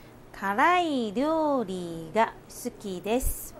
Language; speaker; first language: Japanese; non-native, fluent; Chinese